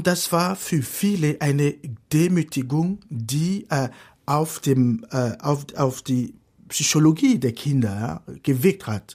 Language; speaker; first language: German; non-native, fluent; Fon